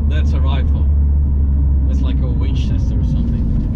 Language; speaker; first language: English; non-native, fluent; Portuguese